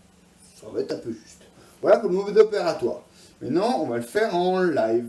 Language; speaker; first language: French; native; French